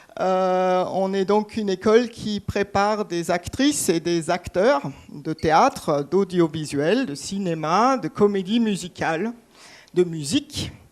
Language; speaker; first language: French; non-native, fluent; German